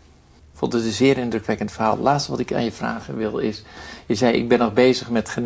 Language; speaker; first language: Dutch; native; Dutch